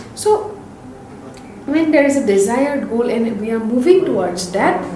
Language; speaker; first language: English; non-native, local second language; Assamese